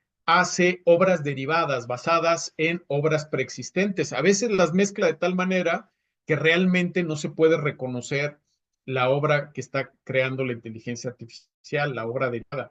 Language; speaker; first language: Spanish; native; Spanish